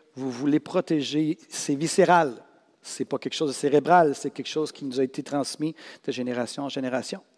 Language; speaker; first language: French; native; French